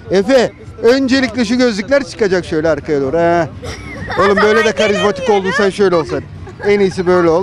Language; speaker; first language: Turkish; native; Turkish